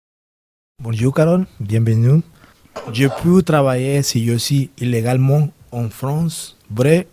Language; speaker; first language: French; non-native, learner; Spanish